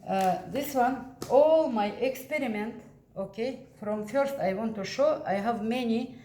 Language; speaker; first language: English; non-native, learner; Russian